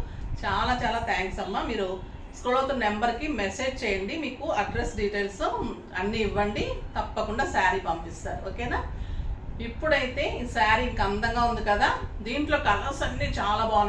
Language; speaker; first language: Telugu; native; Telugu